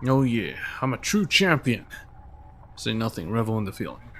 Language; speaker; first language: English; native; English